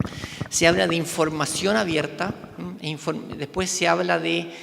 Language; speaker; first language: Spanish; native; Spanish